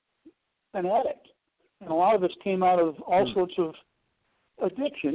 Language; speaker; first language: English; native; English